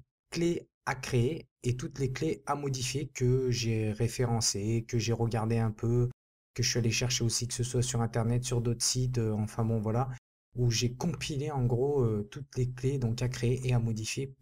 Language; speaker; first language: French; native; French